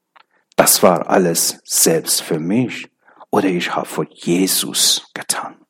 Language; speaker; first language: German; non-native, learner; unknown